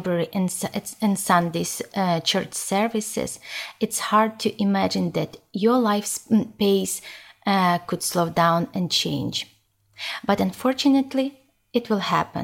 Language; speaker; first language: English; non-native, learner; Ukrainian